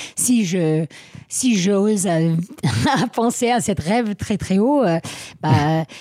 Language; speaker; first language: French; non-native, fluent; English